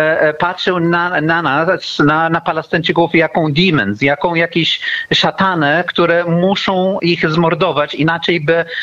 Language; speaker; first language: Polish; non-native, learner; Arabic